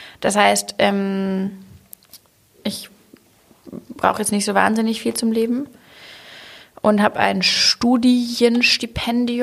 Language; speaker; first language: German; native; German